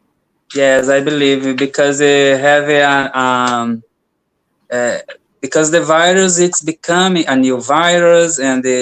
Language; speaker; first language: English; non-native, learner; Portuguese